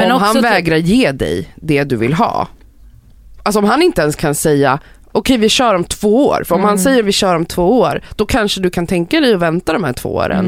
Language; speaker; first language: Swedish; native; Swedish